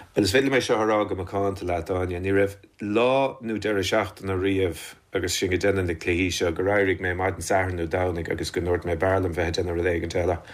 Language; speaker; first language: Irish; native; Irish